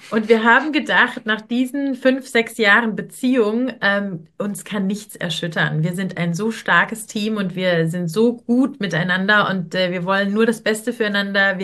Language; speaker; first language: German; native; German